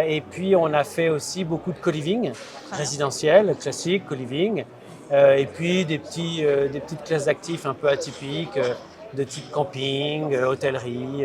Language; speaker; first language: French; native; French